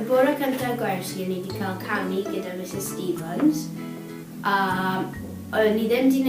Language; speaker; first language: Welsh; non-native, local second language; English